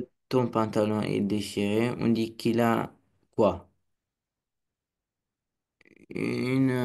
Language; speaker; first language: French; non-native, learner; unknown